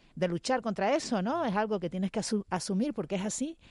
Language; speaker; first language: Spanish; native; Spanish